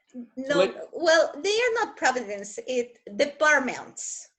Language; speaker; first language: English; non-native, fluent; Spanish